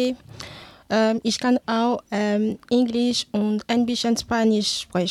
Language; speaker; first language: German; non-native, learner; Ewe